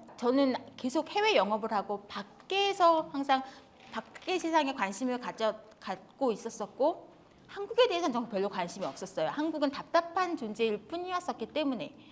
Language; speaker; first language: Korean; native; Korean